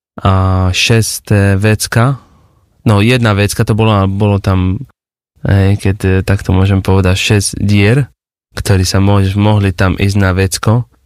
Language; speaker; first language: Slovak; non-native, fluent; Persian